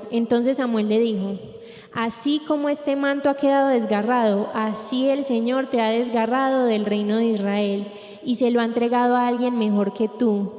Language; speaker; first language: Spanish; native; Spanish